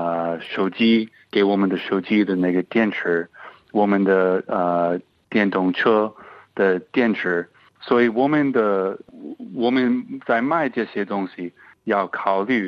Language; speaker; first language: Chinese; non-native, fluent; English